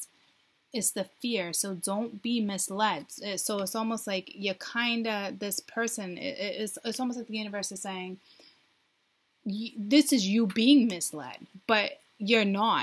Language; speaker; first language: English; native; English